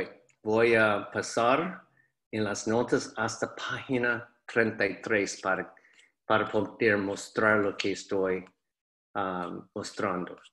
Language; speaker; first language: Spanish; non-native, fluent; English